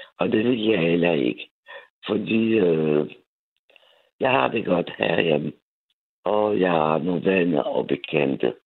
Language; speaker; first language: Danish; non-native, fluent; French